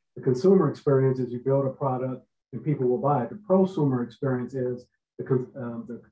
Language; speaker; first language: English; native; English